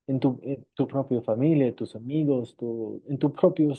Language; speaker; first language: Spanish; non-native, fluent; English